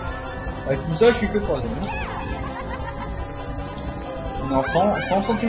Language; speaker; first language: French; native; French